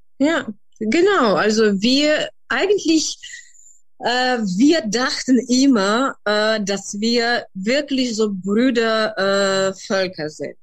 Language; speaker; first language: German; non-native, fluent; Ukrainian